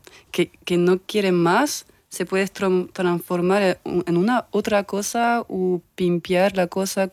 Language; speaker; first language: Spanish; early bilingual, heritage; French